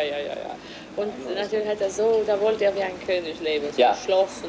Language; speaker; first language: German; non-native, fluent; Swedish